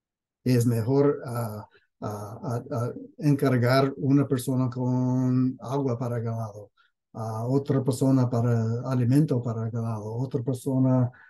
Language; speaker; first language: Spanish; non-native, fluent; English